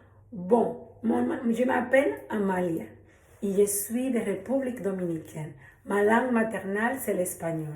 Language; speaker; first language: French; non-native, learner; Spanish